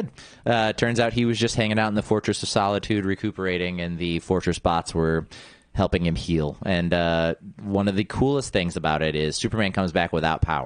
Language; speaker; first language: English; native; English